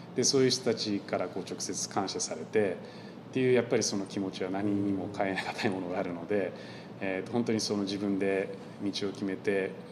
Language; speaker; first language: Japanese; native; Japanese